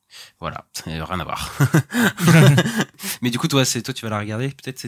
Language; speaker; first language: French; native; French